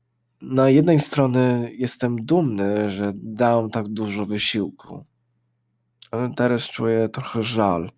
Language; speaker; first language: Polish; early bilingual, heritage; English